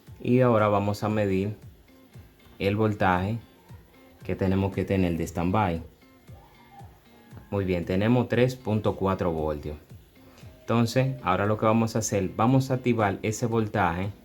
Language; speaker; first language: Spanish; native; Spanish